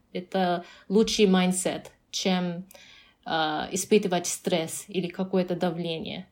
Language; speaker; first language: Russian; non-native, fluent; Japanese